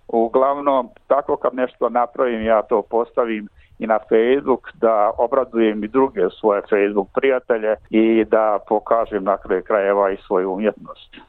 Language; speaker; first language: Bosnian; native; Bosnian